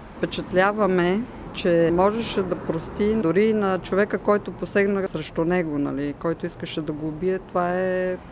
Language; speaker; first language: Bulgarian; native; Bulgarian